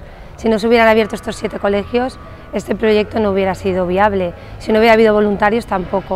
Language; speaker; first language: Spanish; native; Spanish